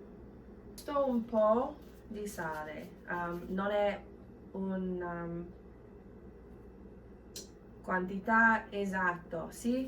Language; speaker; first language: Italian; non-native, learner; English